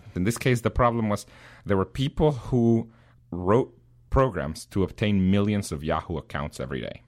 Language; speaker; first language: English; non-native, fluent; Spanish